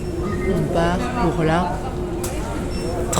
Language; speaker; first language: French; native; French